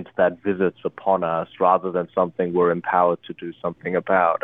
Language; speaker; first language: English; early bilingual, other home language; Korean